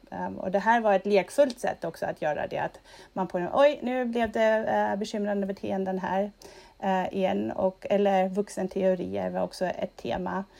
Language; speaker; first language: Swedish; non-native, fluent; German